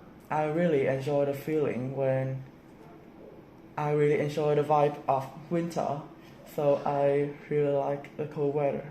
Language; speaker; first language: English; non-native, learner; Vietnamese